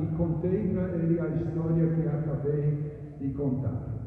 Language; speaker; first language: Portuguese; non-native, fluent; English